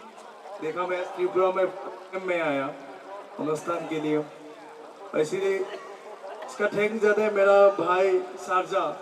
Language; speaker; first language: Hindi; non-native, local second language; Assamese